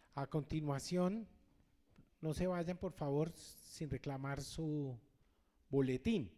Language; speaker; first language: Spanish; native; Spanish